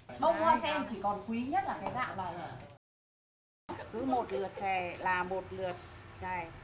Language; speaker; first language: Vietnamese; native; Vietnamese